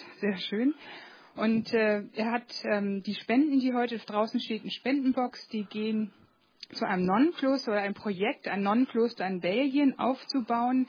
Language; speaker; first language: German; native; German